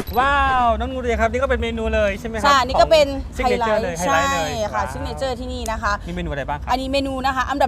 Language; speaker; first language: Thai; native; Thai